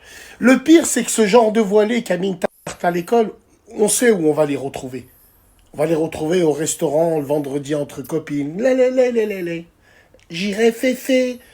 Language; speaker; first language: French; native; French